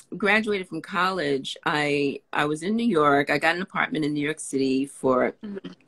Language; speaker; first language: English; native; English